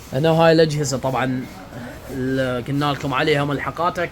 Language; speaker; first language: Arabic; native; Arabic